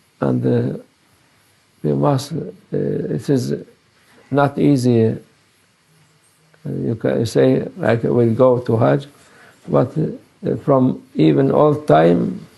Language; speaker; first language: English; non-native, learner; Turkish